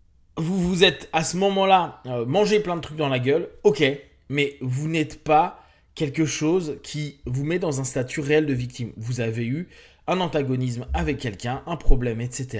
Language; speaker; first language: French; native; French